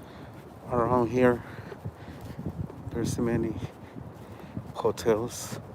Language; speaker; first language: English; non-native, learner; Spanish